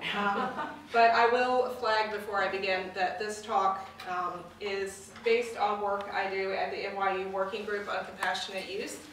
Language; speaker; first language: English; native; English